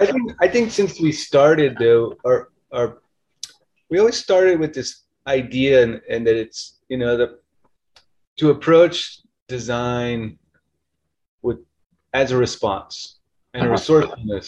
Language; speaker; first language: English; native; English